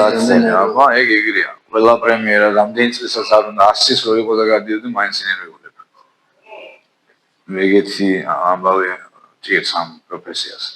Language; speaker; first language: Georgian; native; Georgian